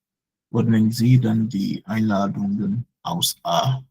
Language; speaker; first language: German; non-native, fluent; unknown